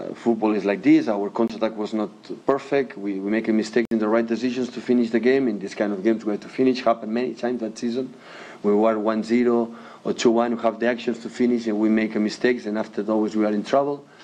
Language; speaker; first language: English; non-native, fluent; Catalan